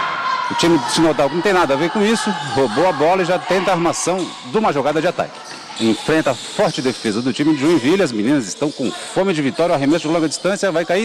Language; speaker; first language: Portuguese; native; Portuguese